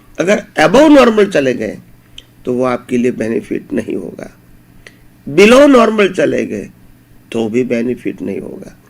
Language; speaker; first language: Hindi; native; Hindi